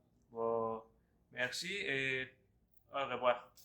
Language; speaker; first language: French; non-native, learner; Spanish